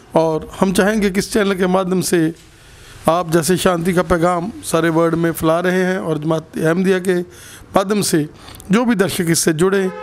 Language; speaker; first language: Hindi; non-native, local second language; Punjabi